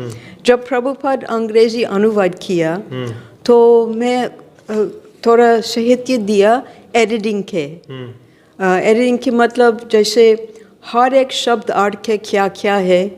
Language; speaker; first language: Hindi; non-native, fluent; English